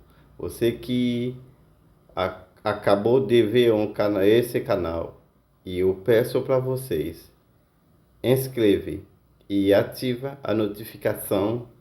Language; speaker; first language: Portuguese; non-native, learner; Haitian Creole